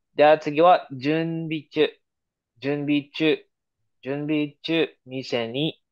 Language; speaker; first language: Japanese; non-native, fluent; Filipino